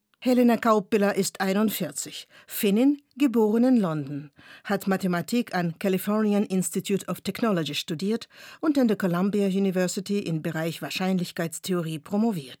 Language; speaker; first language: German; native; German